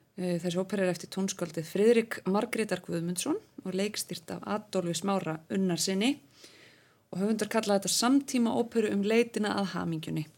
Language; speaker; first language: Icelandic; native; Icelandic